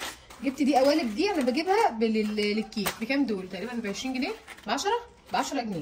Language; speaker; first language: Arabic; native; Arabic